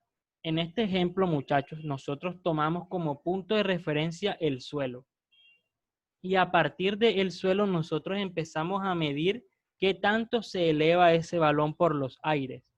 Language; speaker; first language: Spanish; native; Spanish